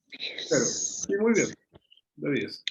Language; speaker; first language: Spanish; native; Spanish